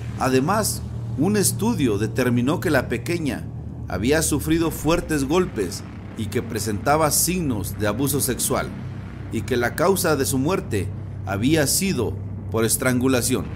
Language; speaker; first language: Spanish; native; Spanish